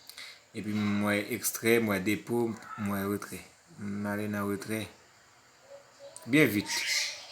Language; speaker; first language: French; non-native, learner; Haitian Creole